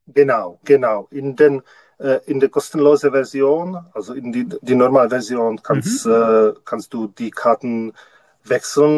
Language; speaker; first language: German; non-native, learner; Czech